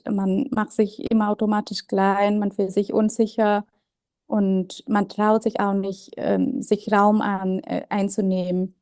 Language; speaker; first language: German; non-native, fluent; Vietnamese